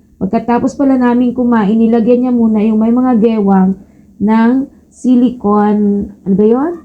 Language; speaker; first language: Filipino; native; Filipino